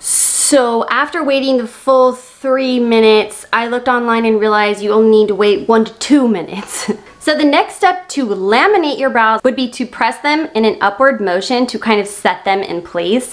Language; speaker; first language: English; native; English